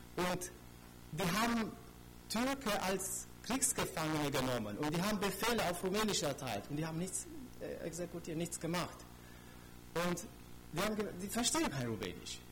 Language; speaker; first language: German; non-native, fluent; Romanian